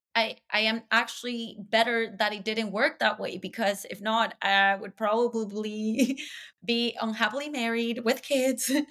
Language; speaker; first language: English; non-native, fluent; Spanish